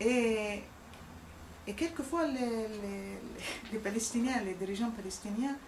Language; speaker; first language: French; non-native, fluent; Arabic